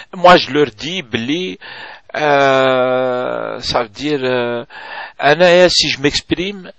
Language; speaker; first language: French; non-native, local second language; Arabic